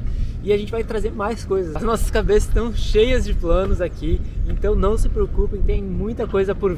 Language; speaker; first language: Portuguese; native; Portuguese